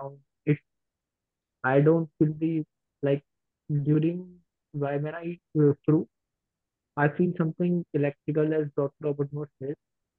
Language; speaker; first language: English; non-native, local second language; Hindi